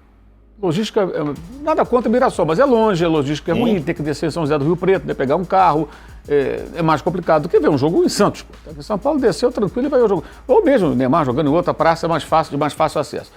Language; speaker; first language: Portuguese; native; Portuguese